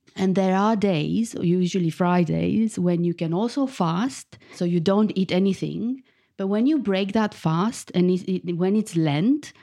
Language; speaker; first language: English; non-native, fluent; Romanian